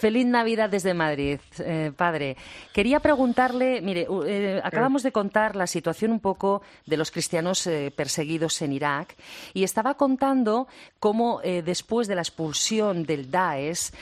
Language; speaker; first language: Spanish; native; Spanish